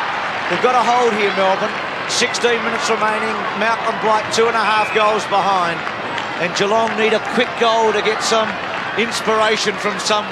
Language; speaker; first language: English; native; English